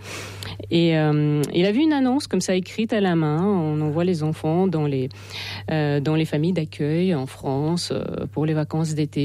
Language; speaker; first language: French; non-native, fluent; Russian